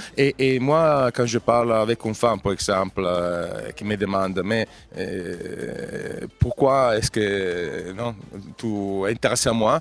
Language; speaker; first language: French; non-native, fluent; Italian